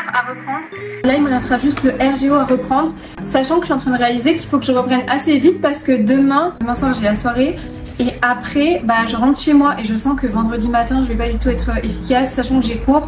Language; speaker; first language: French; native; French